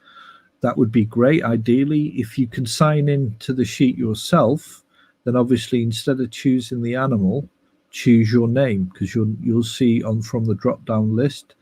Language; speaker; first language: English; native; English